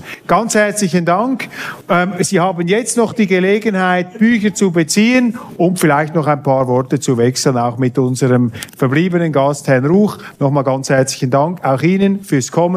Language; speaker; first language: German; native; German